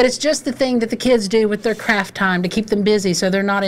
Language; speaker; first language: English; native; English